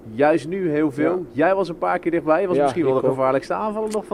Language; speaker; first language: Dutch; native; Dutch